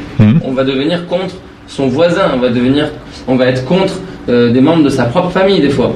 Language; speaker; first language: French; non-native, fluent; Persian